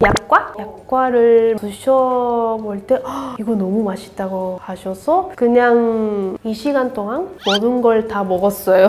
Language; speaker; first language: Korean; non-native, learner; Spanish